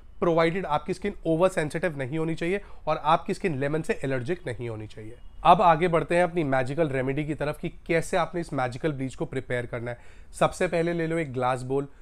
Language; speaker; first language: Hindi; native; Hindi